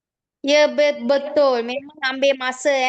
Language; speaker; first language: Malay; non-native, local second language; Tamil